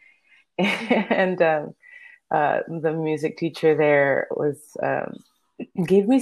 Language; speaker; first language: English; early bilingual, other home language; Spanish